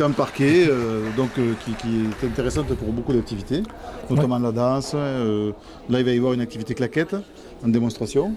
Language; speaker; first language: French; native; French